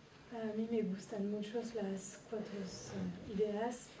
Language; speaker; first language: Spanish; non-native, learner; French